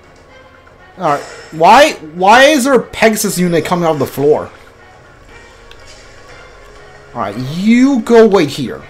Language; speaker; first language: English; native; English